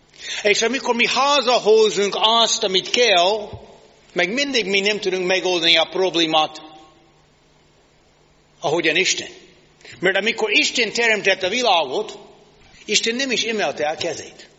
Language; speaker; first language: Hungarian; non-native, fluent; English